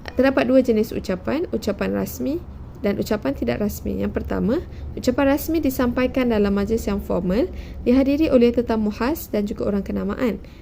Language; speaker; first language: Malay; native; Malay